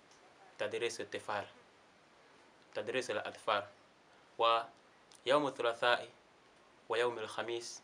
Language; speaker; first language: Arabic; non-native, learner; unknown